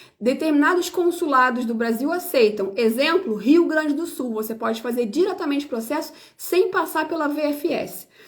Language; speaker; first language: Portuguese; native; Portuguese